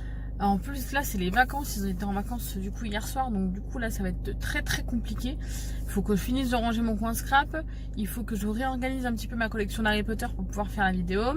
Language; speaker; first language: French; native; French